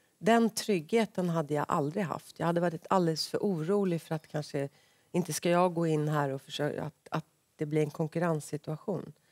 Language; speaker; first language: Swedish; native; Swedish